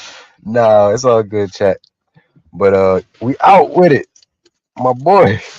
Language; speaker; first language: English; native; English